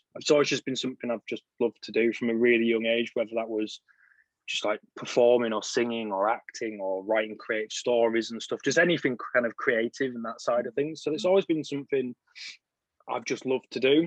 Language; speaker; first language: English; native; English